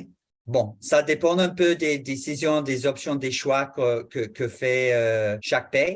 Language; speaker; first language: French; non-native, fluent; English